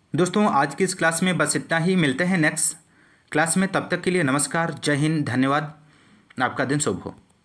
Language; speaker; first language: Hindi; native; Hindi